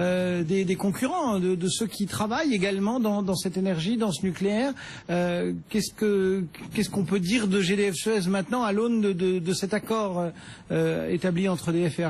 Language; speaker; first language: French; native; French